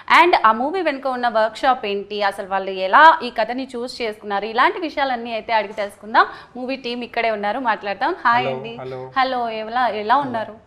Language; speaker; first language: Telugu; native; Telugu